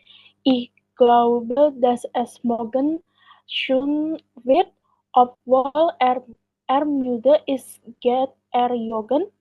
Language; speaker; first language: German; non-native, learner; Indonesian